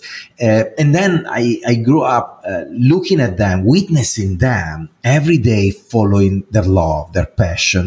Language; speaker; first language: English; non-native, fluent; Italian